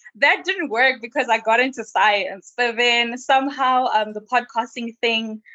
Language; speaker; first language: English; non-native, local second language; Nyanja